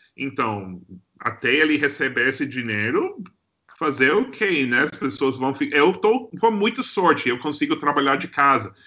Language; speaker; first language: Portuguese; non-native, fluent; English